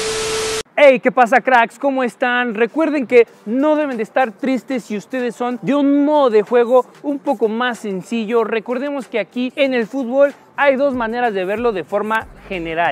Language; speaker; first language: Spanish; native; Spanish